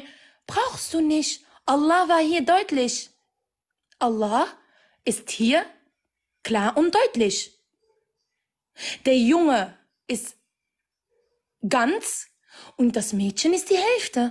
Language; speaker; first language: German; non-native, fluent; Arabic